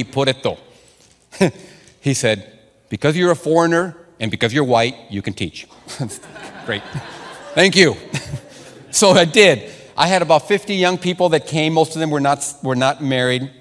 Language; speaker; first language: English; non-native, fluent; Spanish